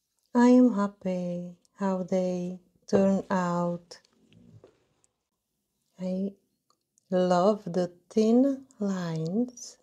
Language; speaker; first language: English; non-native, fluent; Czech